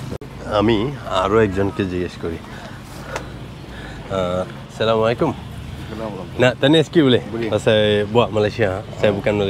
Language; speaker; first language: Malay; non-native, learner; Bangla